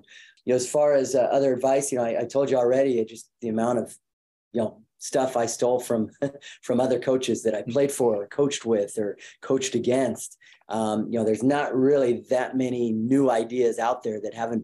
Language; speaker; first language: English; native; English